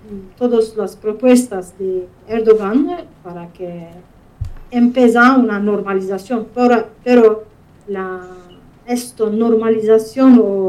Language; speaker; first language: Spanish; non-native, fluent; Kurdish